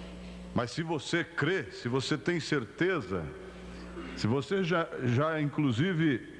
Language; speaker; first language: Portuguese; native; Portuguese